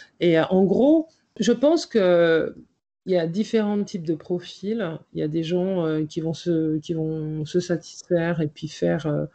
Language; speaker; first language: French; native; French